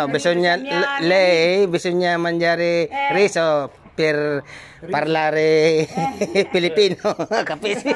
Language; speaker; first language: Italian; non-native, learner; Filipino